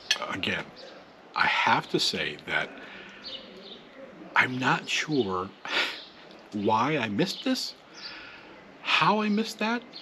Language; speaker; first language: English; native; English